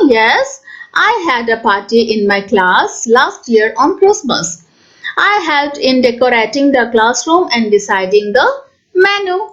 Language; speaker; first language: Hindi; non-native, local second language; Assamese